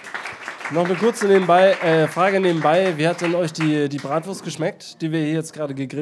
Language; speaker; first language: German; native; German